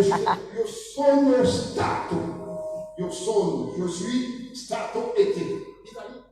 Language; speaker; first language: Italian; non-native, fluent; French